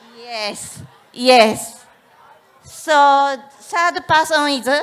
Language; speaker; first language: English; non-native, learner; Japanese